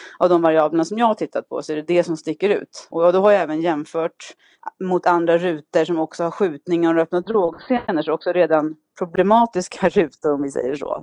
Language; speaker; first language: Swedish; native; Swedish